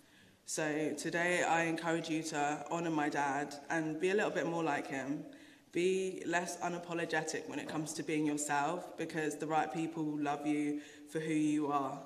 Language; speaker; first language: English; native; English